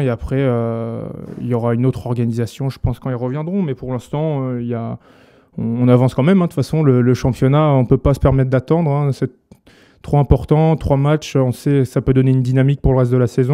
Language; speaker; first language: French; native; French